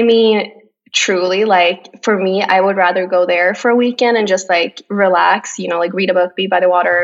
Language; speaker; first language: English; non-native, fluent; Swedish